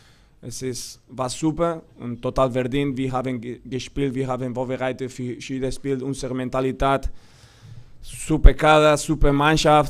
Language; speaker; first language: German; non-native, fluent; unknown